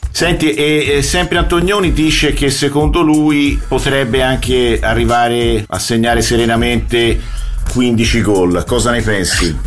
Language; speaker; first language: Italian; native; Italian